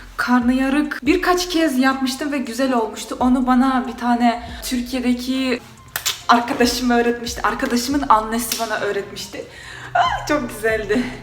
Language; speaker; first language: Turkish; non-native, fluent; Kyrgyz